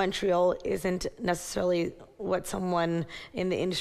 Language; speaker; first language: English; native; English